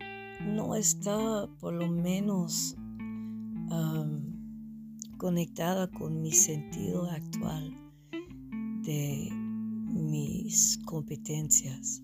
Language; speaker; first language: Spanish; non-native, fluent; English